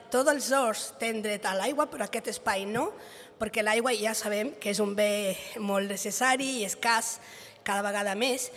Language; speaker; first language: Catalan; non-native, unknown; Spanish